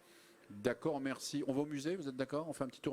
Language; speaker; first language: French; native; French